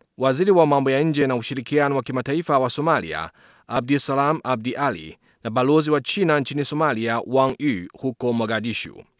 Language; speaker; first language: Swahili; non-native, fluent; Chinese